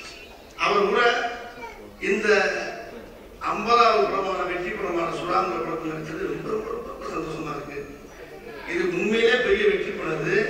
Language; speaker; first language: Tamil; native; Tamil